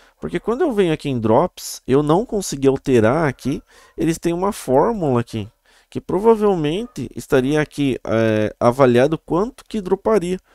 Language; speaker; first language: Portuguese; native; Portuguese